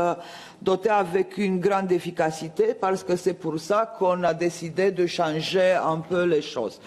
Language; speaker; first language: French; non-native, fluent; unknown